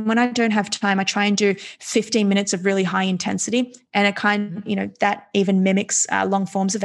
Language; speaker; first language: English; native; English